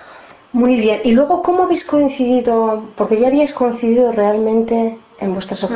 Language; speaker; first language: Spanish; native; Spanish